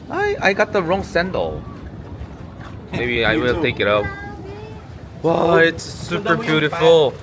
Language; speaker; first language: English; non-native, learner; Korean